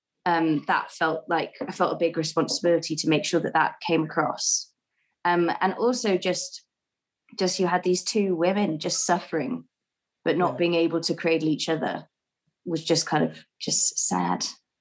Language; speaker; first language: English; native; English